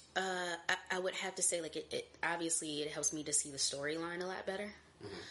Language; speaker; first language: English; native; English